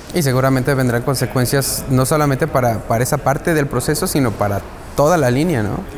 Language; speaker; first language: Spanish; native; Spanish